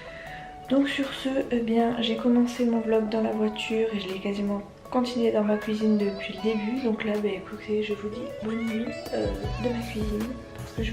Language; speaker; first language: French; native; French